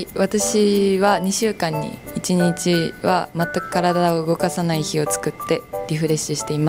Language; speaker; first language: Japanese; native; Japanese